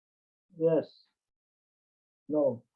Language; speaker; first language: English; non-native, learner; Czech